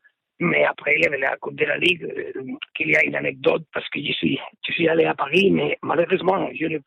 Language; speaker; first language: French; non-native, fluent; Spanish